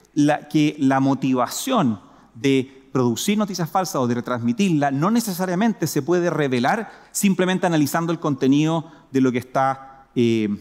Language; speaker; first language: Spanish; native; Spanish